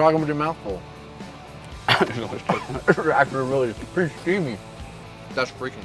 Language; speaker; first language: English; native; English